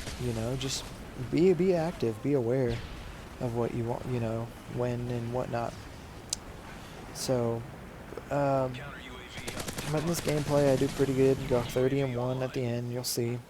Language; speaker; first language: English; native; English